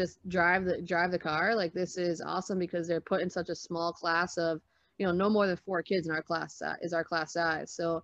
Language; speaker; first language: English; native; English